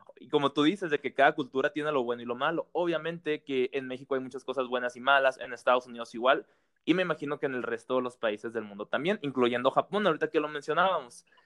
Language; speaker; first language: Spanish; native; Spanish